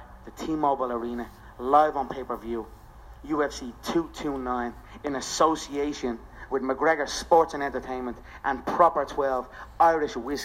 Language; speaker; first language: English; non-native, local second language; Irish